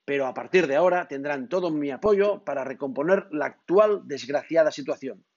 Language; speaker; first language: Spanish; non-native, local second language; Catalan